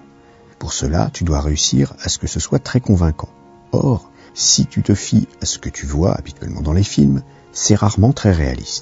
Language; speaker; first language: French; native; French